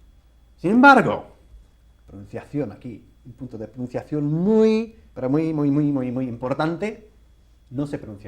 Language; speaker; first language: Spanish; non-native, fluent; English